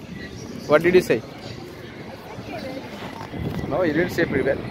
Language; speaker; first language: English; non-native, local second language; Hindi